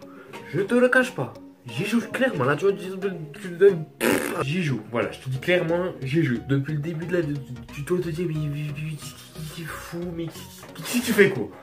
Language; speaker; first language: French; native; French